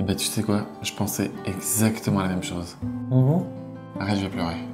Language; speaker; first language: French; native; French